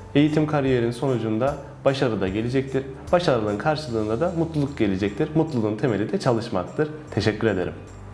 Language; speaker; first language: Turkish; native; Turkish